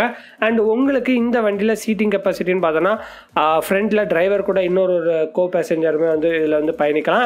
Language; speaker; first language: Tamil; native; Tamil